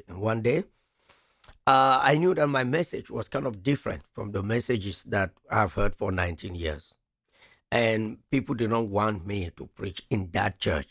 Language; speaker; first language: English; non-native, local second language; French